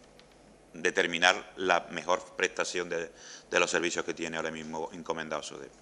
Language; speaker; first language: Spanish; native; Spanish